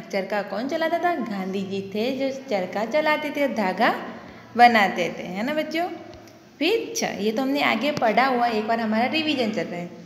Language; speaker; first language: Hindi; non-native, local second language; Gujarati